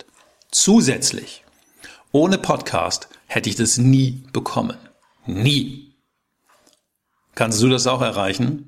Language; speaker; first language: German; native; German